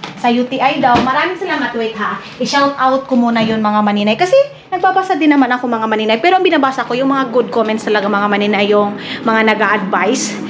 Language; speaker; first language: Filipino; non-native, local second language; Cebuano